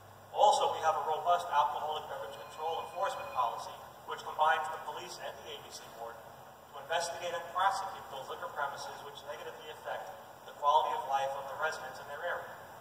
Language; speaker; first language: English; native; English